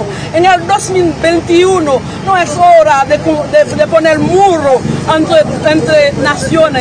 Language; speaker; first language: Spanish; non-native, fluent; Haitian Creole